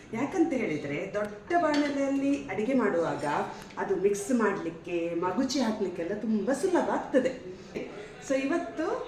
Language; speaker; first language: Kannada; native; Kannada